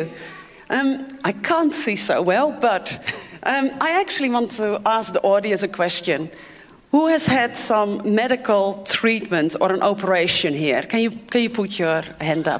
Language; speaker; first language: English; non-native, fluent; Dutch